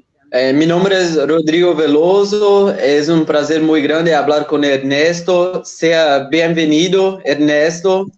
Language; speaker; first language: Spanish; non-native, fluent; Portuguese